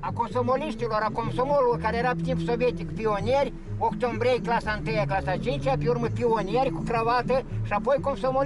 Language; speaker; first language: Romanian; native; Romanian